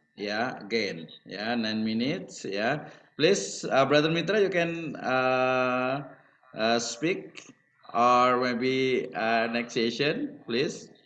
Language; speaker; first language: English; non-native, learner; Indonesian